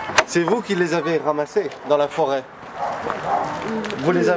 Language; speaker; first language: French; native; French